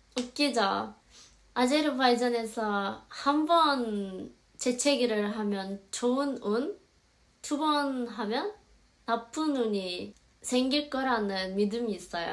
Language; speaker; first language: Korean; non-native, fluent; Azerbaijani